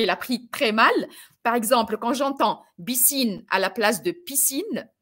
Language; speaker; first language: French; non-native, fluent; Arabic